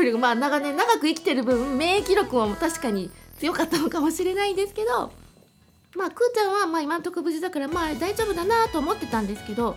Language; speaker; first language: Japanese; native; Japanese